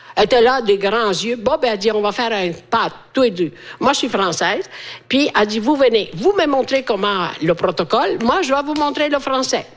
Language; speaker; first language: French; non-native, fluent; Italian